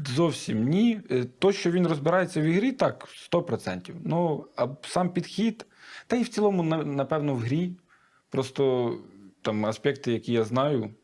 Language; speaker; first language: Ukrainian; native; Ukrainian